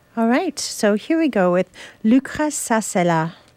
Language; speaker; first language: English; native; English